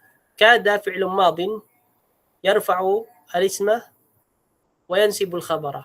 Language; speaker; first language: Arabic; non-native, fluent; Filipino